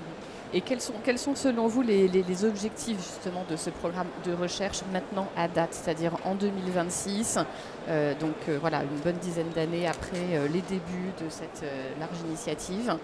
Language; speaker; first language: French; native; French